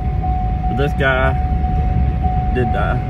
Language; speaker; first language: English; native; English